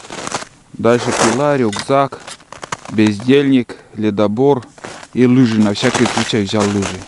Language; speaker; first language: Russian; native; Russian